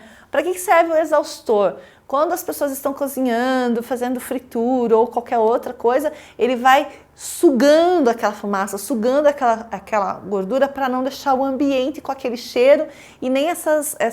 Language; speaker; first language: Portuguese; native; Portuguese